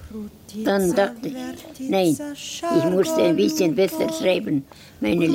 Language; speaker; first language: German; non-native, learner; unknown